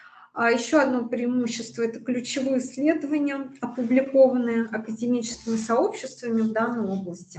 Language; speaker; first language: Russian; native; Russian